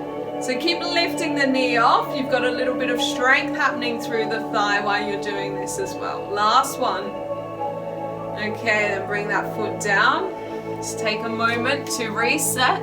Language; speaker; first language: English; native; English